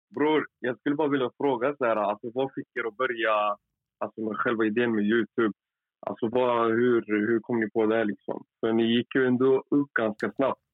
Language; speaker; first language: Swedish; native; Swedish